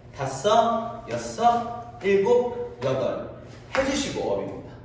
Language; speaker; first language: Korean; native; Korean